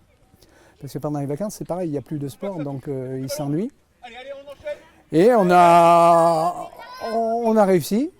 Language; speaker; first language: French; native; French